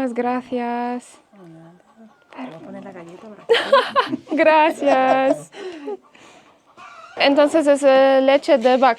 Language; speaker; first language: Spanish; non-native, fluent; Polish